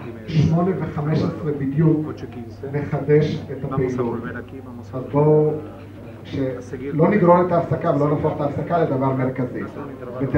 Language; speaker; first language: Hebrew; native; Hebrew